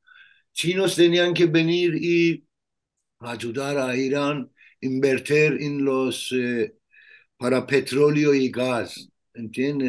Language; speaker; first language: Spanish; non-native, learner; Persian